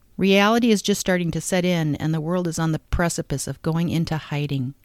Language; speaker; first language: English; native; English